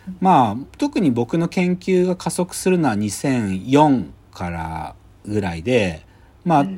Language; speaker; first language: Japanese; native; Japanese